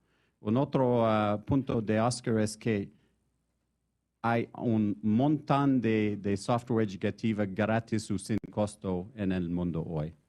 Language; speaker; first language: Spanish; non-native, fluent; French